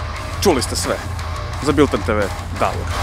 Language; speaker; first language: Croatian; native; Croatian